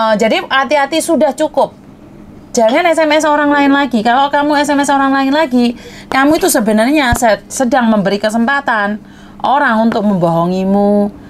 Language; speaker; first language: Indonesian; non-native, local second language; Madurese